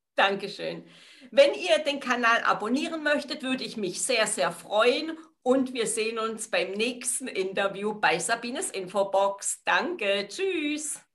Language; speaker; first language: German; native; German